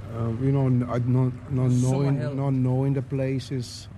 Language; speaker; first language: English; non-native, learner; Italian